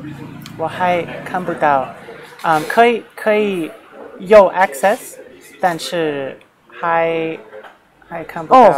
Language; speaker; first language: Chinese; non-native, learner; English